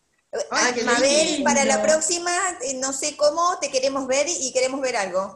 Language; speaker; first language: Spanish; native; Spanish